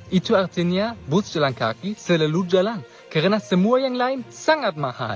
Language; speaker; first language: Indonesian; non-native, learner; German